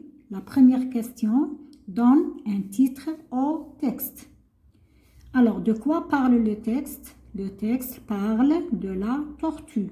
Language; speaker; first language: French; non-native, local second language; Arabic